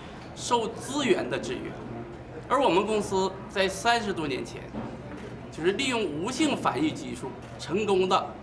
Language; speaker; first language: Chinese; native; Chinese